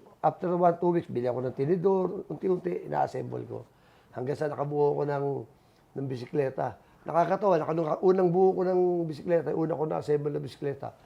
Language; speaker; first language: Filipino; native; Filipino